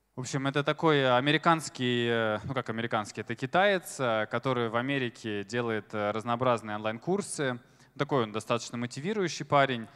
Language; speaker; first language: Russian; native; Russian